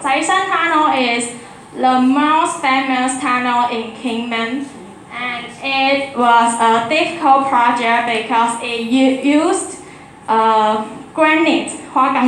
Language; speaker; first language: English; non-native, learner; Chinese